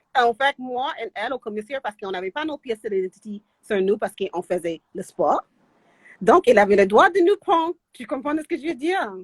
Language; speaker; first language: French; non-native, fluent; English